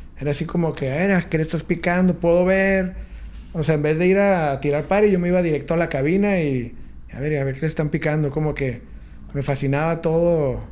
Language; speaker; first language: Spanish; native; Spanish